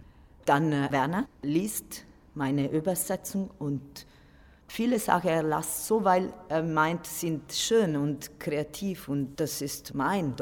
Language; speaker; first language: German; non-native, fluent; Italian